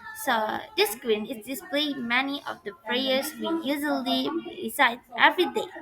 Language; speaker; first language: English; non-native, learner; Indonesian